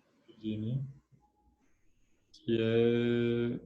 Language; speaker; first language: French; non-native, learner; Spanish